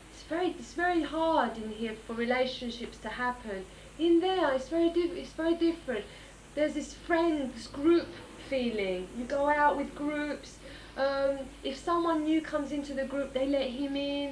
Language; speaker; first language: English; early bilingual, other home language; Greek